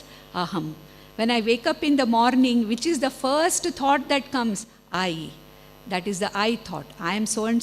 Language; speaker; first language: English; non-native, local second language; Konkani